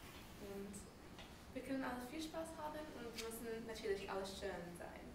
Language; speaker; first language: German; non-native, learner; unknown